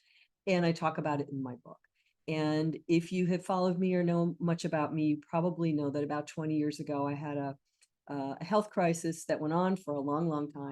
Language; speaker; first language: English; native; English